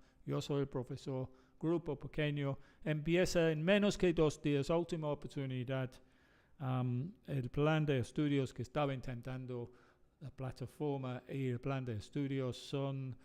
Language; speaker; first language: Spanish; non-native, fluent; English